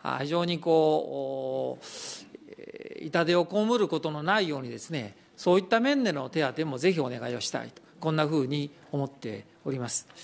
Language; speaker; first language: Japanese; native; Japanese